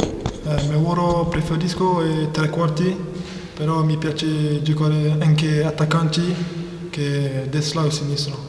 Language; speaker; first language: Italian; non-native, learner; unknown